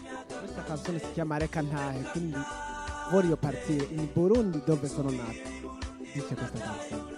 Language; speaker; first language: Italian; non-native, local second language; Rundi